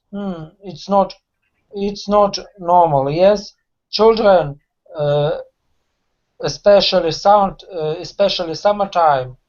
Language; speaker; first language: English; non-native, learner; Russian